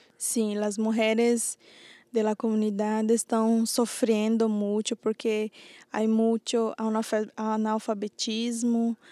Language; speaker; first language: Spanish; non-native, learner; Guarani